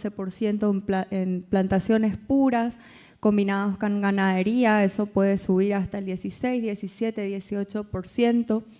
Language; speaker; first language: Spanish; native; Spanish